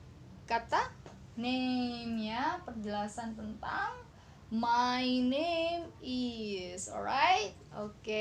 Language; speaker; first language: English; non-native, learner; Indonesian